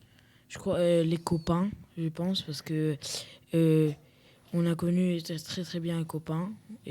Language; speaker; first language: French; early bilingual, heritage; French